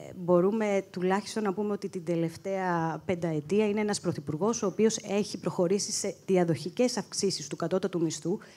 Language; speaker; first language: Greek; native; Greek